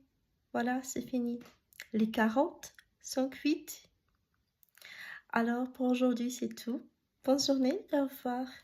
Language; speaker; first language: French; non-native, fluent; Russian